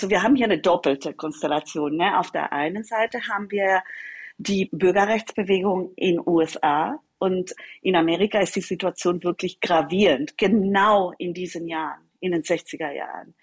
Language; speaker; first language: German; non-native, fluent; Italian